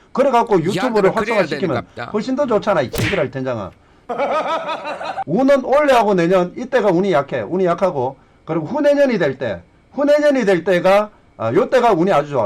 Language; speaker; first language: Korean; native; Korean